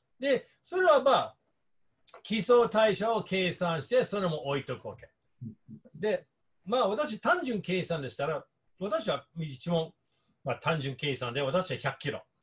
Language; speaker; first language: Japanese; non-native, fluent; English